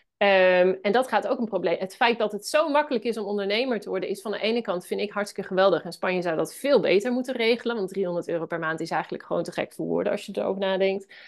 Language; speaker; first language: Dutch; native; Dutch